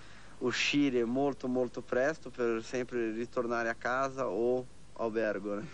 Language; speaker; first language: Italian; non-native, learner; Portuguese